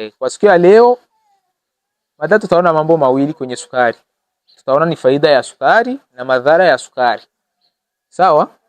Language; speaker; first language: Swahili; non-native, local second language; Rundi